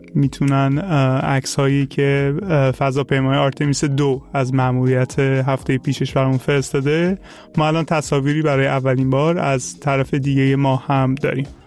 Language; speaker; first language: Persian; native; Persian